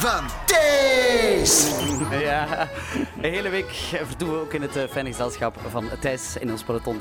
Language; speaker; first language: Dutch; native; Dutch